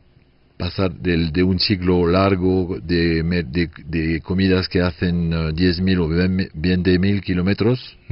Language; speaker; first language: Spanish; non-native, fluent; French